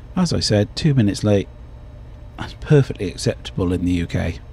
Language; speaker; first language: English; native; English